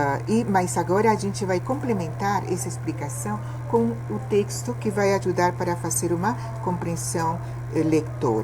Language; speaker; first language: Portuguese; non-native, fluent; Spanish